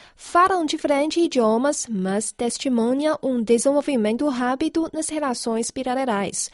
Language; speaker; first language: Portuguese; non-native, fluent; Chinese